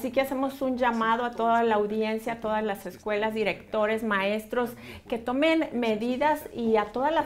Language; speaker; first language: Spanish; native; Spanish